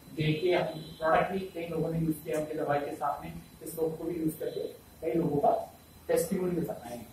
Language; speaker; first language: Hindi; non-native, local second language; Malayalam